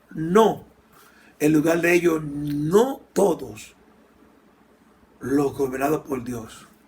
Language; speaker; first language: Spanish; native; Spanish